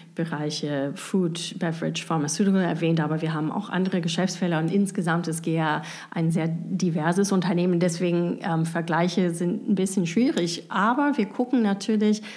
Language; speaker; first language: German; non-native, fluent; English